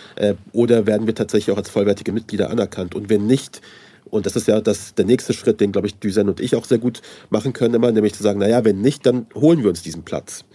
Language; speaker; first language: German; early bilingual, other home language; Persian